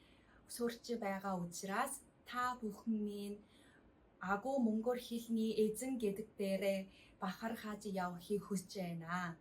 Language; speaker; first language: Mongolian; non-native, fluent; Korean